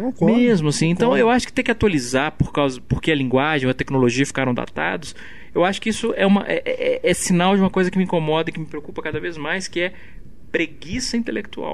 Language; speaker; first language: Portuguese; native; Portuguese